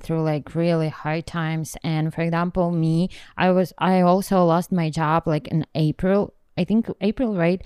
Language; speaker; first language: English; non-native, learner; Ukrainian